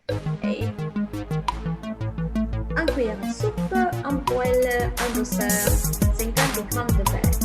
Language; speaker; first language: French; non-native, fluent; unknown